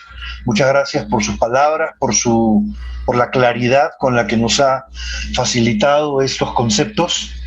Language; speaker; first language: Spanish; native; Spanish